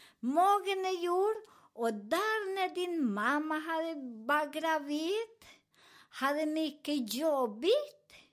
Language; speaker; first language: Swedish; non-native, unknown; Spanish